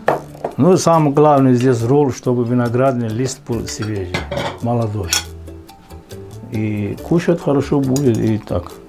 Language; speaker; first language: Russian; non-native, fluent; Azerbaijani